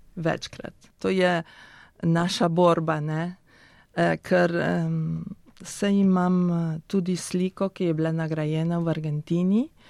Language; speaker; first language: Slovenian; early bilingual, heritage; Spanish